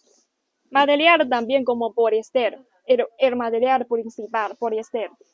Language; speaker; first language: Spanish; non-native, learner; Chinese